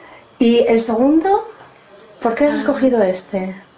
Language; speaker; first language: Spanish; native; Spanish